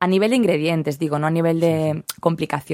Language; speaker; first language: Spanish; native; Spanish